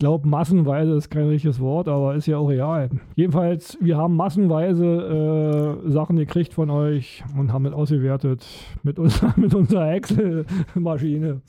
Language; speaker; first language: German; native; German